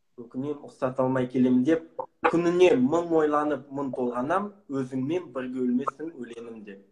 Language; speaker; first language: Kazakh; non-native, local second language; Russian